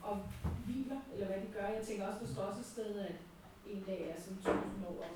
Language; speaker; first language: Danish; native; Danish